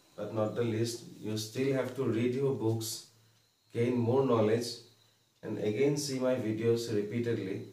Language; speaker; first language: English; non-native, local second language; Assamese